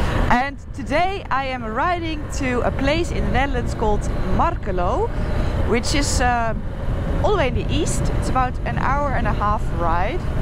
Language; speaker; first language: English; non-native, fluent; Dutch